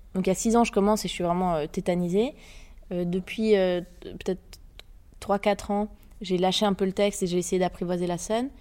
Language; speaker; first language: French; native; French